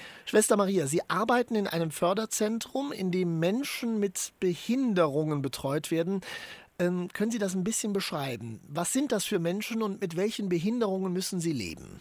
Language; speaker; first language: German; native; German